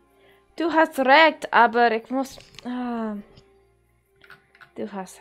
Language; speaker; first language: German; non-native, learner; Dutch